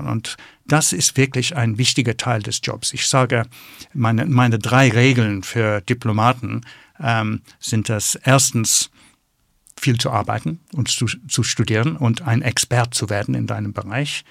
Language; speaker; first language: German; non-native, fluent; English